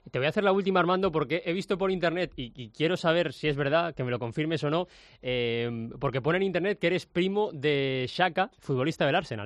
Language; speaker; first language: Spanish; native; Spanish